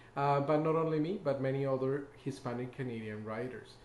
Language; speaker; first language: English; non-native, fluent; Spanish